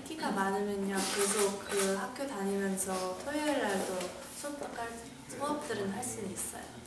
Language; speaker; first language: Korean; early bilingual, heritage; Korean